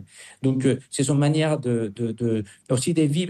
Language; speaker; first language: French; non-native, fluent; Spanish